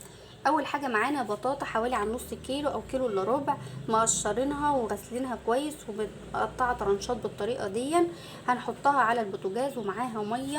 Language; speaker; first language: Arabic; native; Arabic